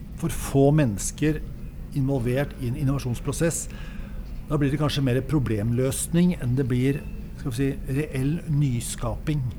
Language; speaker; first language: Norwegian; native; Norwegian